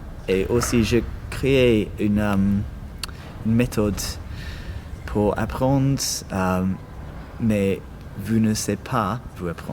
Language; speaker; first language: French; non-native, learner; English